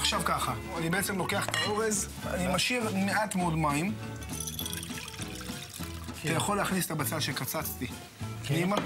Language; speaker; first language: Hebrew; native; Hebrew